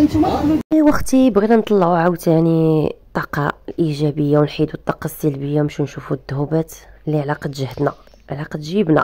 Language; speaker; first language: Arabic; native; Arabic